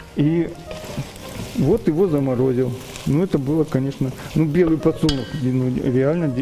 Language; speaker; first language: Russian; native; Russian